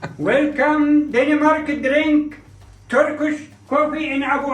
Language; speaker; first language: English; non-native, learner; Arabic